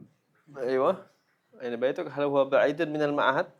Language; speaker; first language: Arabic; non-native, fluent; Indonesian